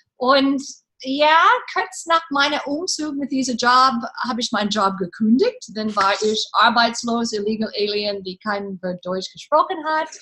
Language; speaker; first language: German; non-native, learner; English